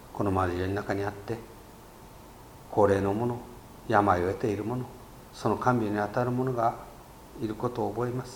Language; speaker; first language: Japanese; native; Japanese